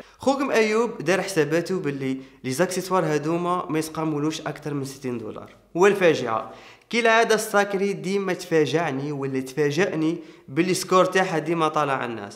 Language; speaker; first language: Arabic; native; Arabic